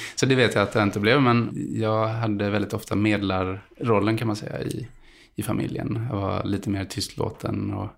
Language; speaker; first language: Swedish; early bilingual, other home language; Spanish